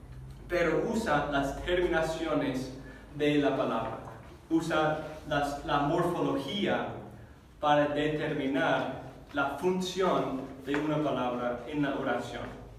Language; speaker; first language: Spanish; non-native, fluent; English